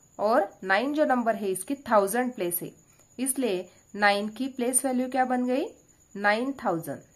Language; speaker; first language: Hindi; non-native, local second language; Marathi